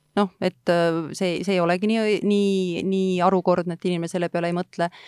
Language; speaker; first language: Estonian; native; Estonian